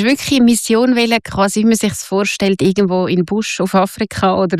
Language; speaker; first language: German; native; German